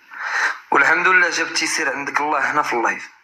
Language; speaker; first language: Arabic; native; Arabic